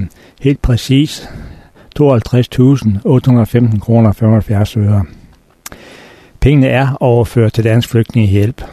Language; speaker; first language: Danish; native; Danish